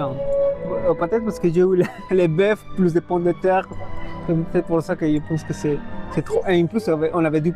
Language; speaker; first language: French; non-native, fluent; Spanish